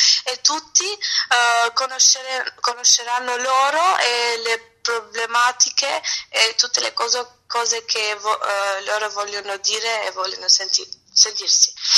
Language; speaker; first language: Italian; non-native, fluent; Albanian